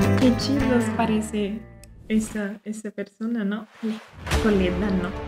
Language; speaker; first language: Spanish; non-native, fluent; Portuguese